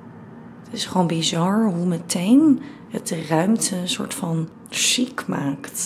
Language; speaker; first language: Dutch; native; Dutch